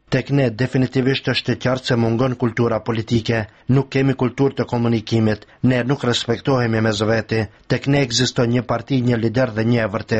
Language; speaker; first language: Albanian; native; Albanian